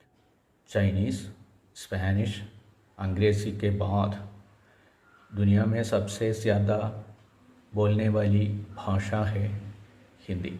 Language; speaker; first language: Hindi; non-native, local second language; Malayalam